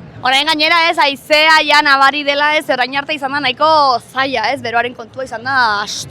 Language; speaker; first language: Basque; native; Basque